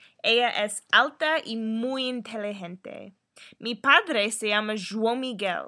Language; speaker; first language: Spanish; non-native, learner; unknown